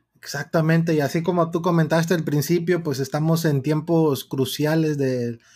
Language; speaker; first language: Spanish; early bilingual, heritage; Spanish